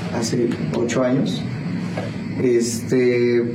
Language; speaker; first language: Spanish; native; Spanish